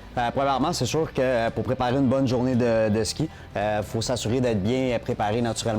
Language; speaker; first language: French; native; French